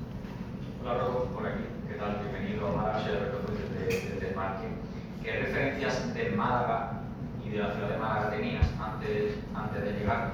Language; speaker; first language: Spanish; native; Spanish